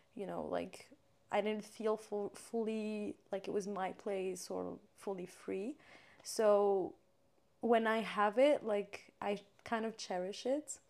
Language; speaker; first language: English; non-native, fluent; French